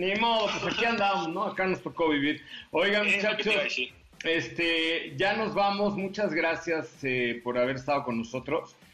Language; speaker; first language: Spanish; native; Spanish